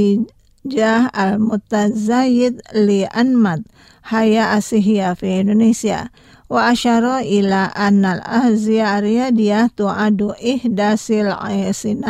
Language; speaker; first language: Arabic; non-native, fluent; Indonesian